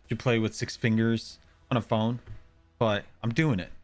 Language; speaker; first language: English; native; English